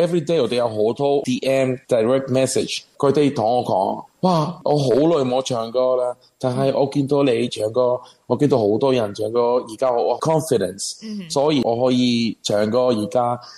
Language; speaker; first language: Cantonese; non-native, learner; Spanish